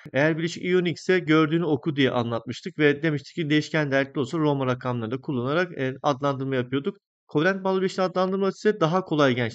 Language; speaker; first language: Turkish; native; Turkish